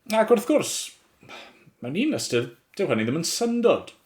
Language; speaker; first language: Welsh; native; Welsh